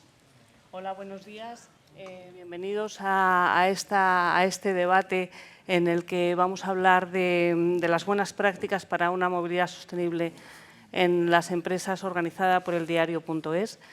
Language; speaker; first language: Spanish; native; Spanish